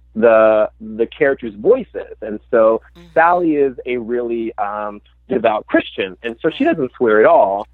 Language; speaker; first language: English; native; English